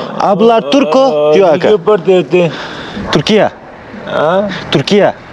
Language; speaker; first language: Spanish; non-native, learner; Turkish